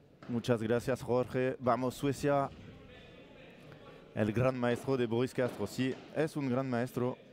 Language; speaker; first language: Spanish; non-native, learner; French